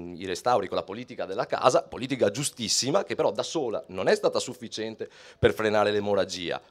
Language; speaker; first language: Italian; native; Italian